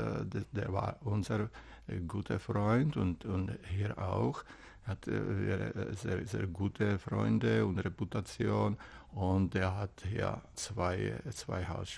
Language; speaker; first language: German; non-native, fluent; Czech